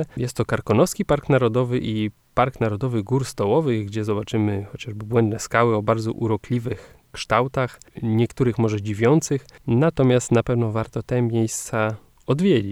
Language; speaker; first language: Polish; native; Polish